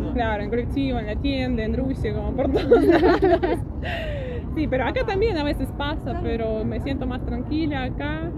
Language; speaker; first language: Spanish; non-native, fluent; Russian